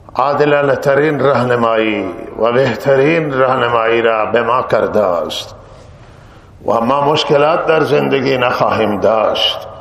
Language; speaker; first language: Persian; non-native, local second language; Baluchi